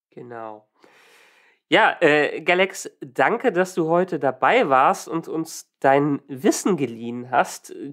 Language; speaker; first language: German; native; German